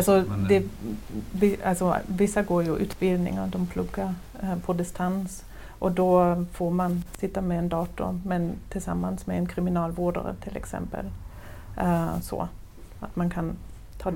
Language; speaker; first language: Swedish; non-native, fluent; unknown